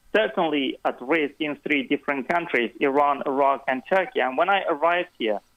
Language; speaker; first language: English; non-native, fluent; Kurdish